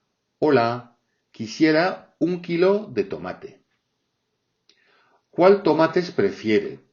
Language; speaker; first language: Spanish; non-native, fluent; French